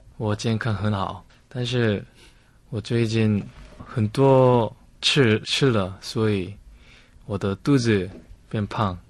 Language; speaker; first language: Chinese; non-native, learner; Korean